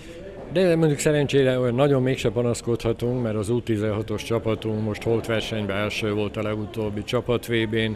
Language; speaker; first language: Hungarian; native; Hungarian